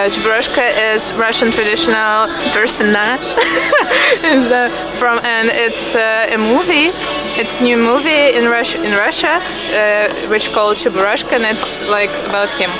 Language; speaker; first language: English; non-native, fluent; Russian